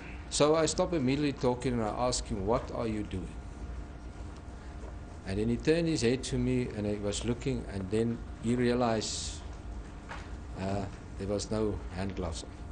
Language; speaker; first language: English; non-native, local second language; Afrikaans